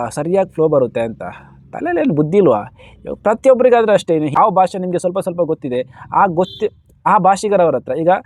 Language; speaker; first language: Kannada; native; Kannada